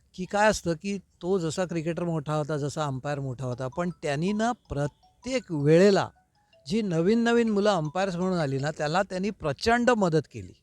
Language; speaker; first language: Marathi; native; Marathi